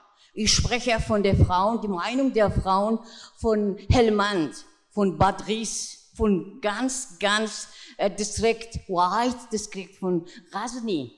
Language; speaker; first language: German; non-native, fluent; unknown